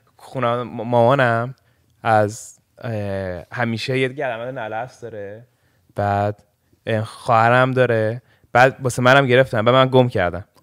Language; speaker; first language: Persian; early bilingual, heritage; Persian